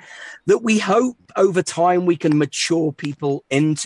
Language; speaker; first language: English; native; English